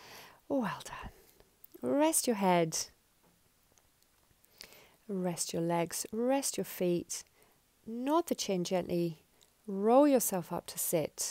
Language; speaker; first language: English; native; English